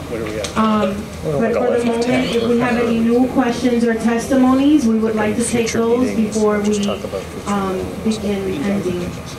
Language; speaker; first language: English; native; English